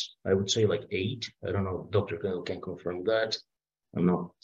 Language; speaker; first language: English; non-native, fluent; Portuguese